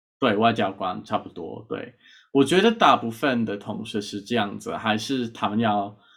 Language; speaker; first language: Chinese; non-native, fluent; English